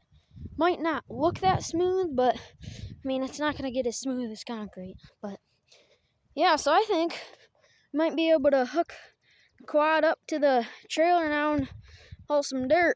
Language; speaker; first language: English; native; English